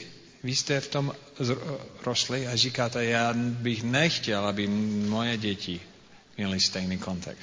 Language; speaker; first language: Czech; non-native, fluent; English